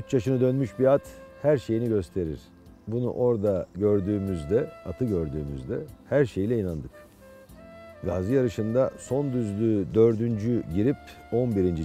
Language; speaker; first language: Turkish; native; Turkish